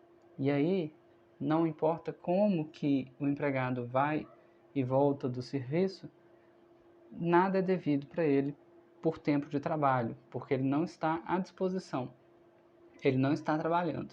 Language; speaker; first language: Portuguese; native; Portuguese